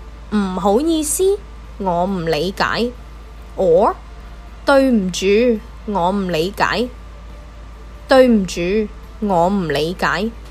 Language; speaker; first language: Cantonese; native; Cantonese